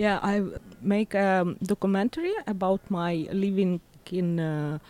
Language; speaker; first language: English; non-native, learner; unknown